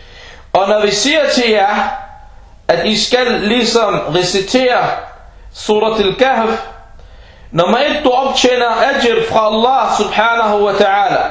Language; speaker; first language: Danish; early bilingual, other home language; Arabic